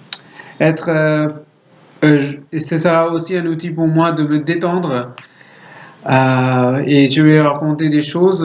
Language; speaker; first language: French; non-native, learner; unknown